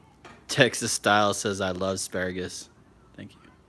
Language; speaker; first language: English; native; English